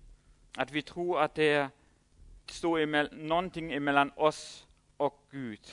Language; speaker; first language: Swedish; non-native, fluent; German